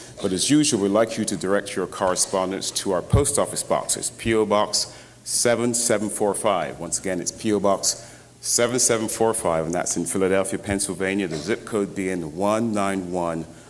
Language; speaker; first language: English; native; English